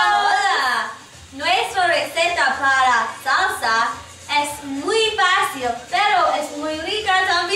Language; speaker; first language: Spanish; non-native, learner; English